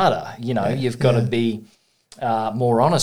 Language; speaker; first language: English; native; English